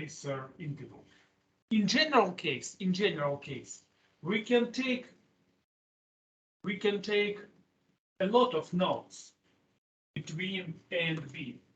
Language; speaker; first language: English; non-native, fluent; Russian